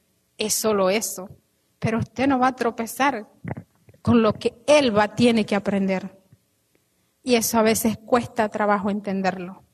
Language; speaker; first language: Spanish; native; Spanish